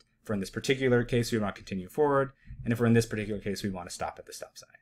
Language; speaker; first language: English; native; English